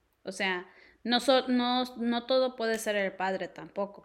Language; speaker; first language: Spanish; early bilingual, heritage; Spanish